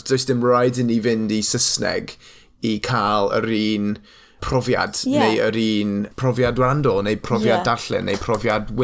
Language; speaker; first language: Welsh; non-native, local second language; English